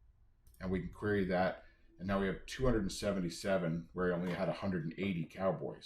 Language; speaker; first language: English; native; English